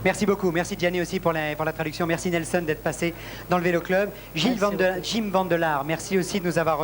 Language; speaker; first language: French; native; French